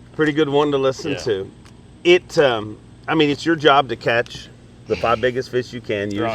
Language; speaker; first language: English; native; English